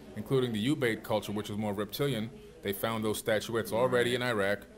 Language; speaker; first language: English; native; English